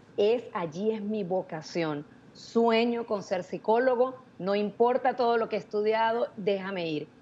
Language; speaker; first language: Spanish; native; Spanish